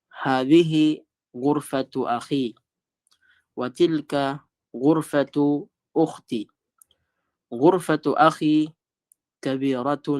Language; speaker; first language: Arabic; non-native, fluent; Filipino